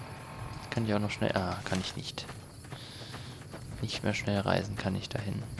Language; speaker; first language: German; native; German